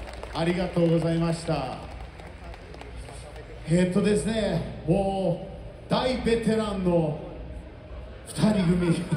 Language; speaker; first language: Japanese; non-native, fluent; Portuguese